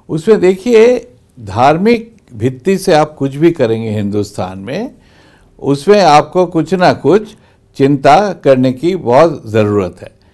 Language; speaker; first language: Hindi; non-native, local second language; Bangla